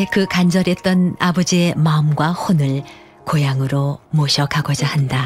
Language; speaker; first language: Korean; native; Korean